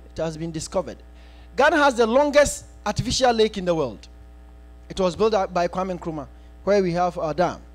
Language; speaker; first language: English; non-native, local second language; Akan